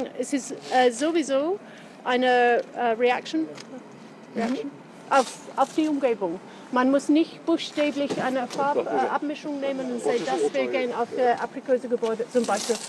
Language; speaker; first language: German; non-native, fluent; English